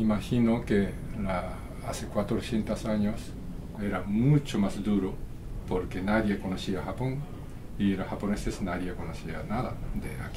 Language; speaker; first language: Spanish; non-native, fluent; Japanese